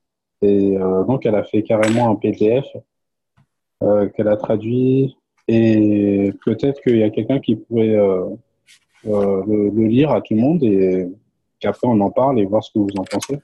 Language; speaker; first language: French; native; French